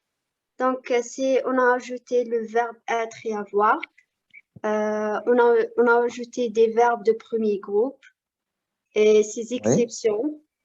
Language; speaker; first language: French; non-native, learner; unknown